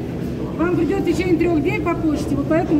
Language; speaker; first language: Russian; native; Russian